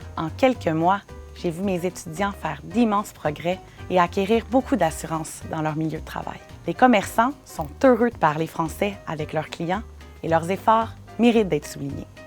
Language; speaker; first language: French; native; French